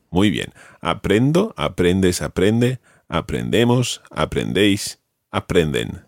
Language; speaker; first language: Spanish; non-native, fluent; English